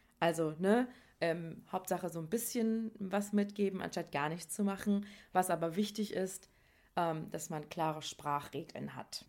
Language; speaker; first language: German; native; German